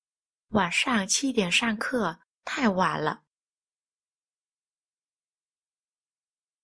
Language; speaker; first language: Chinese; non-native, fluent; Vietnamese